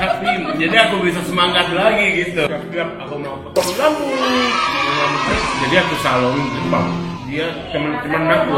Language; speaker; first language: Indonesian; non-native, learner; Japanese